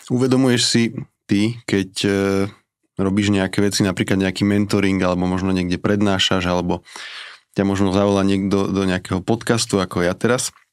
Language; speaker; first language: Slovak; native; Slovak